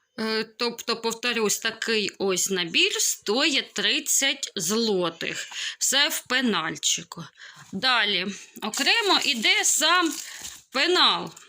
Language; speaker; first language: Ukrainian; non-native, local second language; Russian